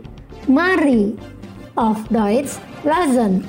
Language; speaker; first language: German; non-native, fluent; Indonesian